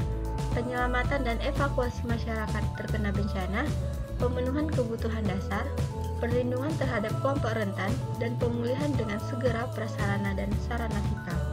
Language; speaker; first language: Indonesian; native; Indonesian